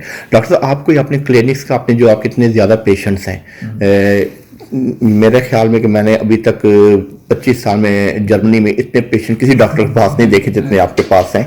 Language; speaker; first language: Urdu; native; Urdu